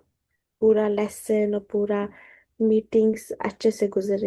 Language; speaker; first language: Hindi; early bilingual, heritage; Hindi